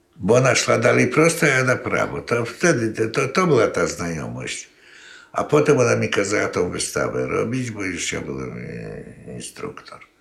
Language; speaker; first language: Polish; native; Polish